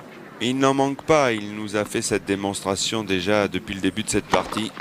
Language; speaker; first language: French; native; French